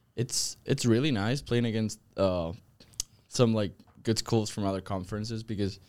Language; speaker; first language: English; non-native, fluent; Spanish